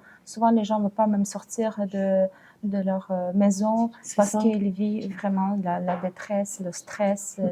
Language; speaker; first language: French; non-native, fluent; Ukrainian